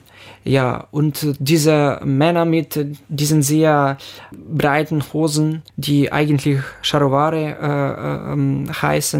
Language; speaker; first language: German; non-native, fluent; Ukrainian